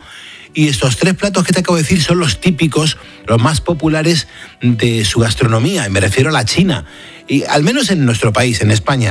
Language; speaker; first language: Spanish; native; Spanish